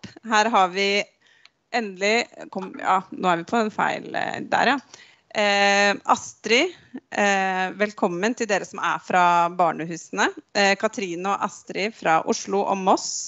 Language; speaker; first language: Norwegian; native; Norwegian